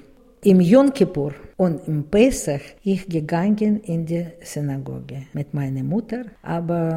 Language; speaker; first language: German; non-native, learner; Russian